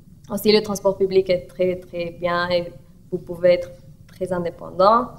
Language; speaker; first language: French; non-native, fluent; Spanish